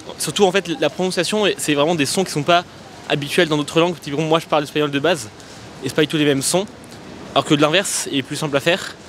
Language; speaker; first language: French; early bilingual, other home language; Spanish